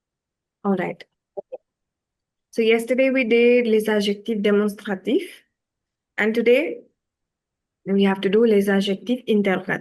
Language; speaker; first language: French; non-native, fluent; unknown